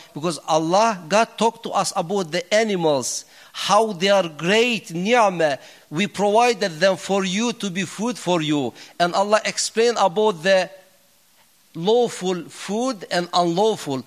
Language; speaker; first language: English; non-native, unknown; Turkish